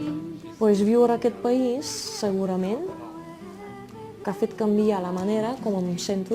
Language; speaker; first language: Catalan; non-native, fluent; Romanian